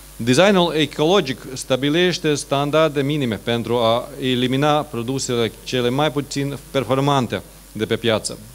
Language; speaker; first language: Romanian; non-native, fluent; Latvian